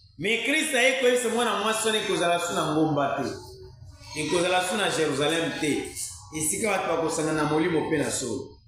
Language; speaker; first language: Lingala; non-native, local second language; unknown